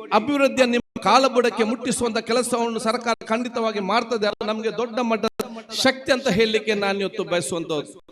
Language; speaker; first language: Kannada; non-native, local second language; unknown